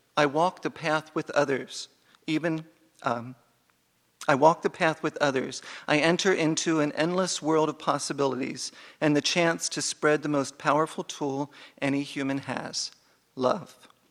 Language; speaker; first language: English; native; English